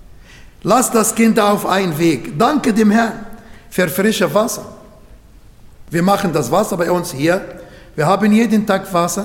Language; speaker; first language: German; non-native, learner; Arabic